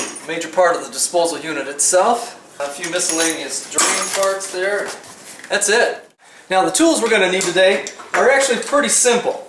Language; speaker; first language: English; native; English